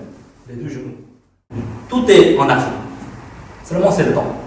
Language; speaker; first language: French; non-native, fluent; Chinese